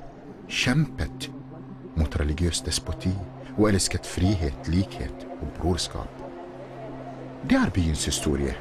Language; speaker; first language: Norwegian; non-native, fluent; Arabic